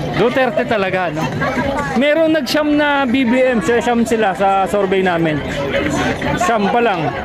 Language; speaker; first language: Filipino; native; Filipino